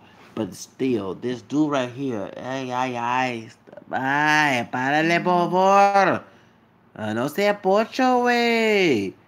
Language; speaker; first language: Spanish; non-native, learner; English